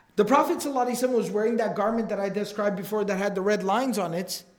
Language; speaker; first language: English; native; English